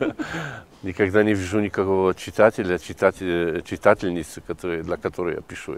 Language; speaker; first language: Russian; non-native, fluent; Polish